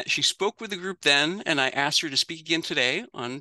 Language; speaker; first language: English; native; English